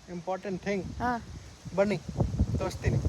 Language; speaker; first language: Kannada; non-native, learner; Hindi